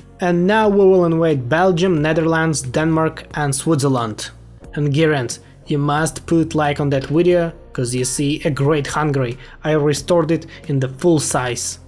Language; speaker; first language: English; non-native, fluent; Ukrainian